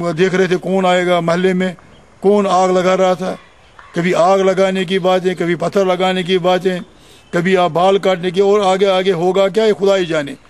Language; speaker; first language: Urdu; non-native, local second language; Kashmiri